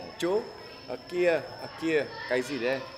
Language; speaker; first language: Vietnamese; non-native, learner; English